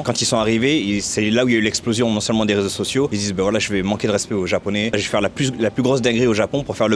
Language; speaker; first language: French; native; French